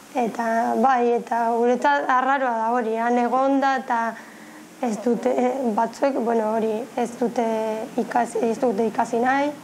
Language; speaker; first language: Basque; non-native, fluent; Spanish